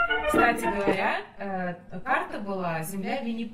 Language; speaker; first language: Russian; native; Russian